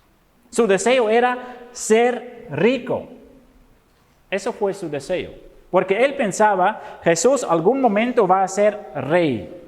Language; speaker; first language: Spanish; non-native, fluent; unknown